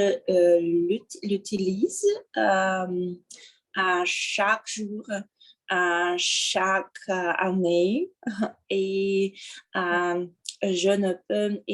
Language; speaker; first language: French; non-native, learner; Russian